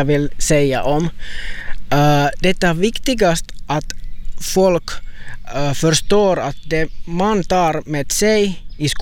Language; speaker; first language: Swedish; non-native, local second language; Finnish